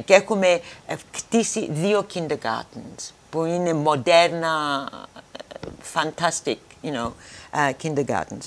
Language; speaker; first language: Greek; early bilingual, heritage; Greek